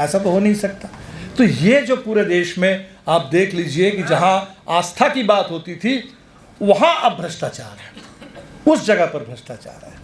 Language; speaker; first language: Hindi; non-native, local second language; Bangla